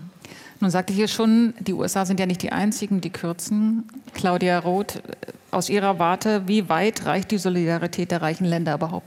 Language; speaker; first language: German; native; German